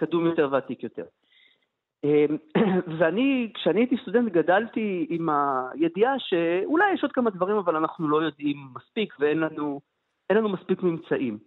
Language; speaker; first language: Hebrew; native; Hebrew